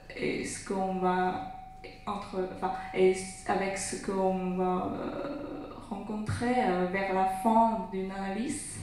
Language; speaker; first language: French; non-native, learner; Chinese